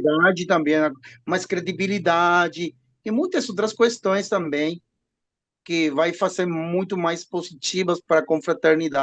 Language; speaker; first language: Portuguese; non-native, learner; Spanish